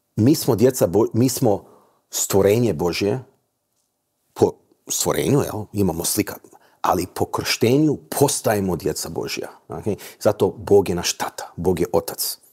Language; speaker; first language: Croatian; early bilingual, heritage; Croatian